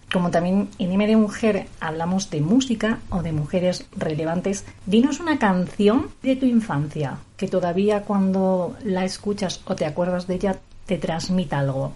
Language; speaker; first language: Spanish; native; Spanish